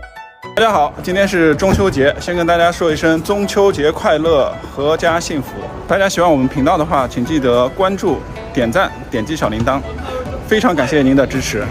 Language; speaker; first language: Chinese; native; Chinese